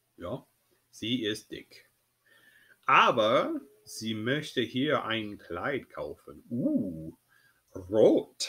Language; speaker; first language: German; non-native, fluent; English